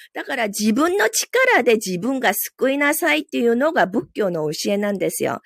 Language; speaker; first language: Japanese; non-native, fluent; Korean